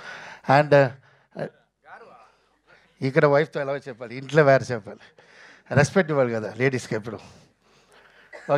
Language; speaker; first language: Telugu; non-native, fluent; Tamil